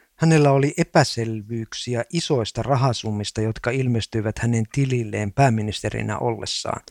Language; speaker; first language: Finnish; native; Finnish